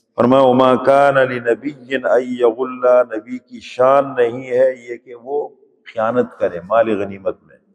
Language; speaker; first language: Urdu; native; Urdu